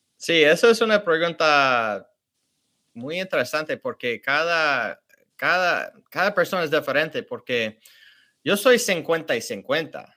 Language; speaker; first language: Spanish; early bilingual, heritage; English